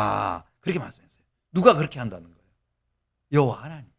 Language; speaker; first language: Korean; native; Korean